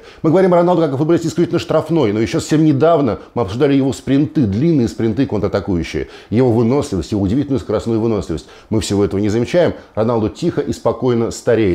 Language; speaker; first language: Russian; native; Russian